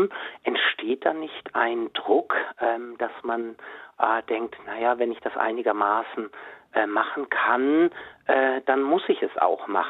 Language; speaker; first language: German; native; German